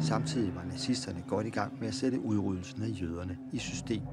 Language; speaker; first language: Danish; native; Danish